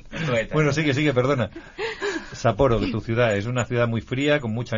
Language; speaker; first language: Spanish; native; Spanish